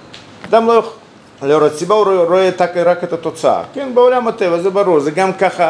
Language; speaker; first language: Hebrew; non-native, fluent; Russian